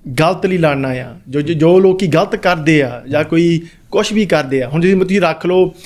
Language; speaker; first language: Punjabi; early bilingual, heritage; Punjabi